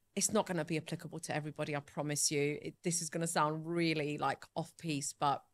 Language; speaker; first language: English; early bilingual, other home language; Italian